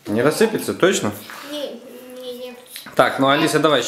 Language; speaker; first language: Russian; native; Russian